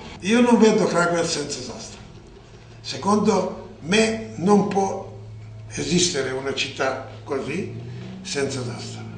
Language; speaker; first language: Italian; non-native, fluent; Serbian